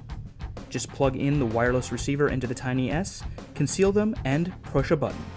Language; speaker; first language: English; native; English